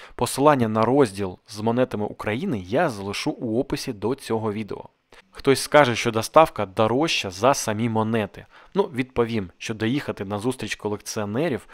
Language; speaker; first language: Ukrainian; non-native, local second language; Russian